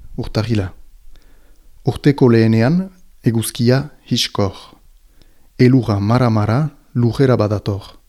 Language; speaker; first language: Basque; native; Basque